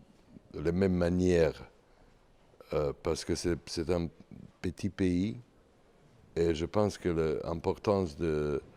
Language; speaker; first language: French; non-native, learner; Serbian